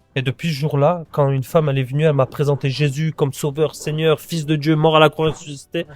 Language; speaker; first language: French; native; French